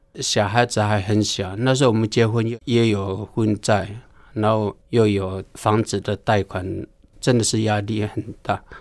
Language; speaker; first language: Chinese; non-native, local second language; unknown